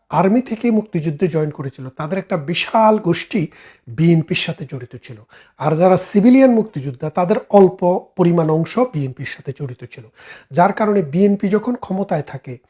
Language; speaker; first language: Bangla; native; Bangla